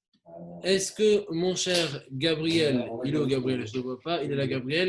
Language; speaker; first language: French; native; French